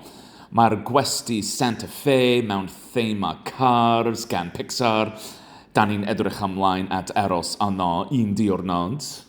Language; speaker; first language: Welsh; non-native, learner; English